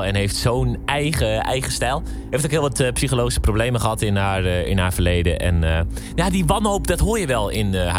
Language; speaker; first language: Dutch; native; Dutch